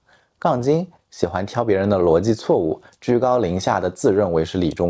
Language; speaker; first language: Chinese; native; Chinese